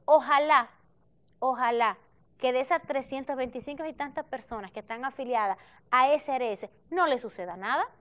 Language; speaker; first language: Spanish; native; Spanish